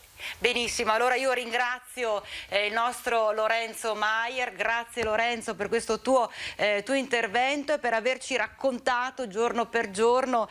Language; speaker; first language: Italian; native; Italian